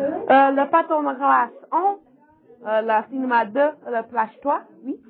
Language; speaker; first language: French; non-native, learner; English